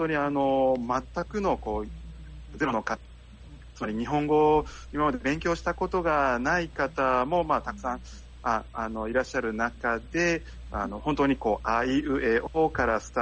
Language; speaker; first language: Japanese; native; Japanese